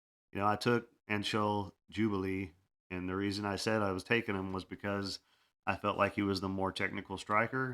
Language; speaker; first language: English; native; English